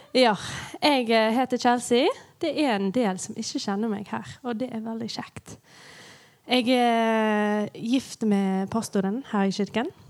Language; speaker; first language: Norwegian; non-native, fluent; English